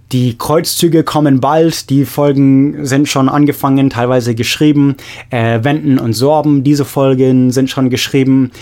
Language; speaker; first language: German; non-native, fluent; English